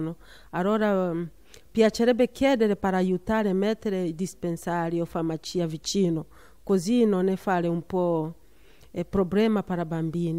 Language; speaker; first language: Italian; non-native, learner; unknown